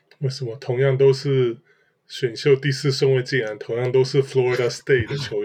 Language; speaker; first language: Chinese; native; Chinese